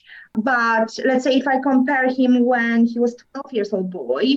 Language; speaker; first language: English; non-native, learner; Polish